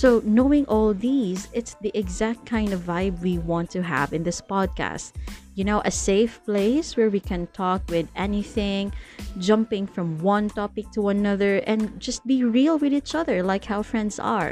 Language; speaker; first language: English; non-native, local second language; Cebuano